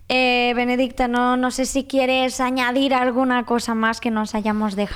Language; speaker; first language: Spanish; non-native, local second language; Catalan